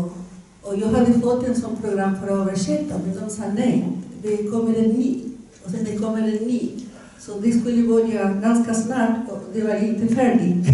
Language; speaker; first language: Swedish; non-native, fluent; Spanish